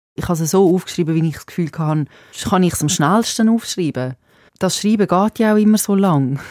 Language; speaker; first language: German; early bilingual, other home language; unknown